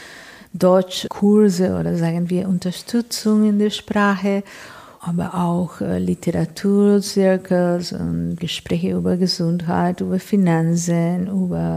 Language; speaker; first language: German; non-native, fluent; Spanish